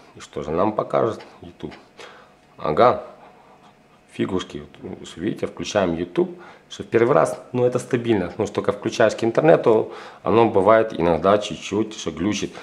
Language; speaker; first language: Russian; non-native, local second language; Ukrainian